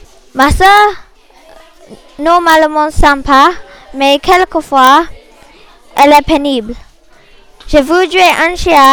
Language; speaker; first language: French; non-native, learner; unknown